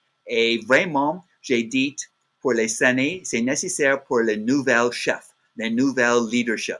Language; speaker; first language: French; non-native, learner; English